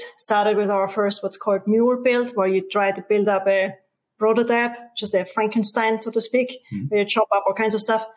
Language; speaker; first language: English; non-native, fluent; German